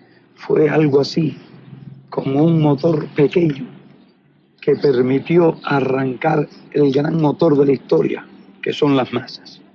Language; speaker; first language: Spanish; native; Spanish